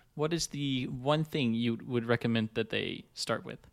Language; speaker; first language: English; non-native, fluent; Dutch